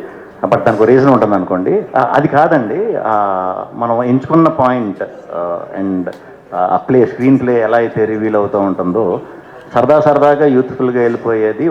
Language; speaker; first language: Telugu; native; Telugu